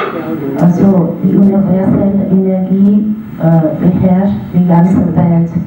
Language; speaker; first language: German; non-native, fluent; Vietnamese